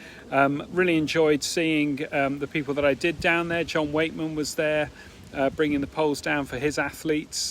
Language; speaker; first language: English; native; English